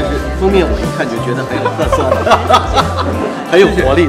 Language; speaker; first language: Chinese; native; Chinese